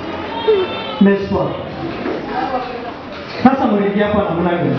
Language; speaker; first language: French; non-native, local second language; Swahili